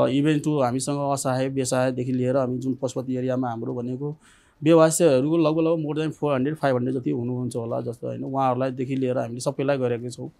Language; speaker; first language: Nepali; non-native, local second language; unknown